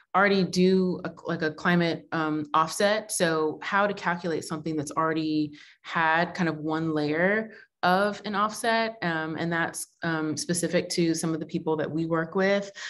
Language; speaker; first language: English; native; English